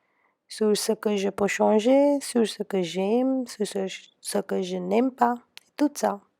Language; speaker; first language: French; non-native, learner; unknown